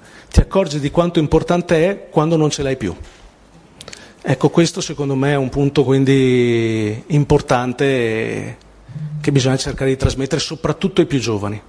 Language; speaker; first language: Italian; native; Italian